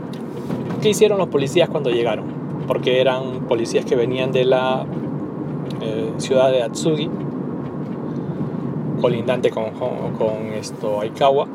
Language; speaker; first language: Spanish; native; Spanish